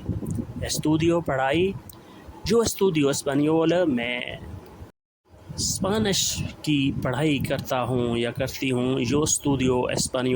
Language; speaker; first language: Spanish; non-native, learner; Urdu